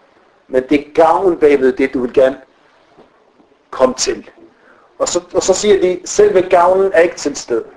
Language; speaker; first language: Danish; non-native, fluent; Arabic